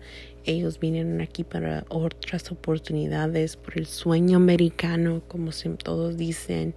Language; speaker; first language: Spanish; early bilingual, heritage; Spanish